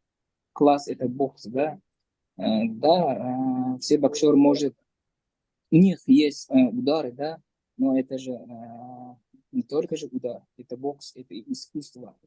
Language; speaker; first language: Russian; non-native, learner; Uzbek